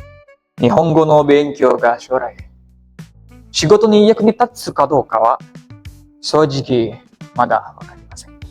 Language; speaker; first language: Japanese; non-native, learner; Indonesian